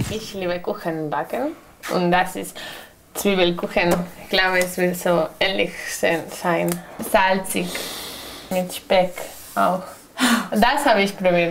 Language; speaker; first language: German; non-native, learner; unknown